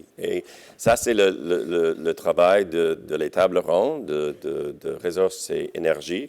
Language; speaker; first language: French; non-native, local second language; English